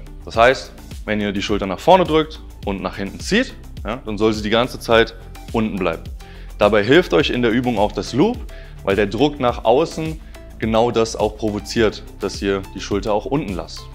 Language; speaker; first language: German; native; German